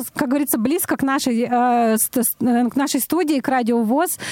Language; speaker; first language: Russian; native; Russian